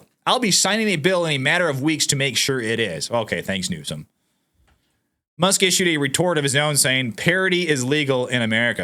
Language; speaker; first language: English; native; English